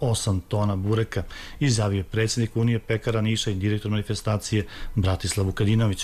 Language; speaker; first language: Serbian; native; Serbian